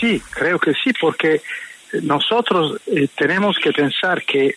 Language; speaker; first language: Spanish; non-native, fluent; Italian